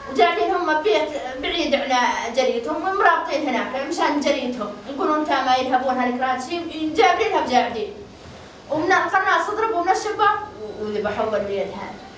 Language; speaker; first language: Arabic; native; Arabic